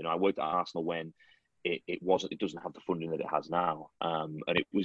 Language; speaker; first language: English; native; English